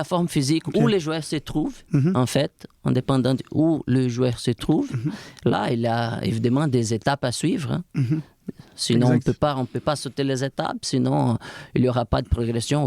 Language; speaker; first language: French; non-native, fluent; Portuguese